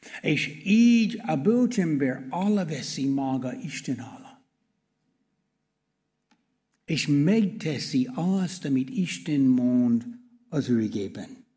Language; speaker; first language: Hungarian; non-native, learner; English